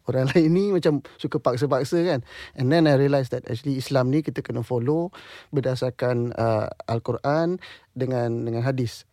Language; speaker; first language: Malay; non-native, local second language; English